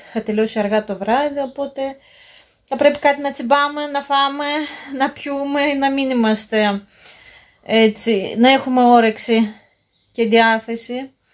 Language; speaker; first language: Greek; non-native, fluent; Russian